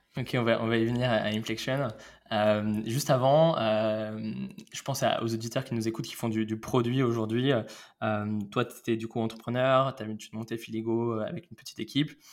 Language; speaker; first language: French; native; French